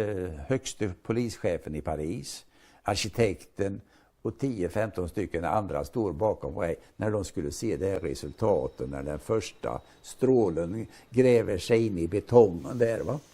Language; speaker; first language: Swedish; native; Swedish